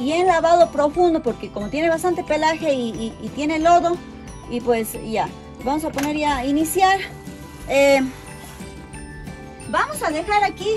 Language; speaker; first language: Spanish; native; Spanish